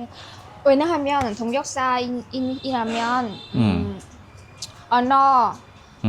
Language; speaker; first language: Korean; non-native, learner; Vietnamese